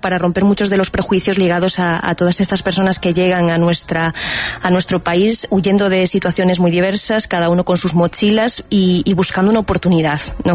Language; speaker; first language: Spanish; native; Spanish